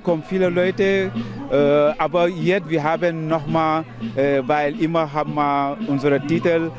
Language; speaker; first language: German; non-native, learner; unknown